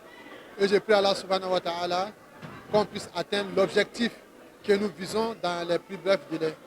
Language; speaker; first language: French; non-native, local second language; Dyula